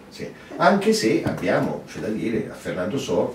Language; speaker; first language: Italian; native; Italian